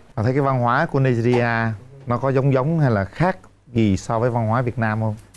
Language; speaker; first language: Vietnamese; native; Vietnamese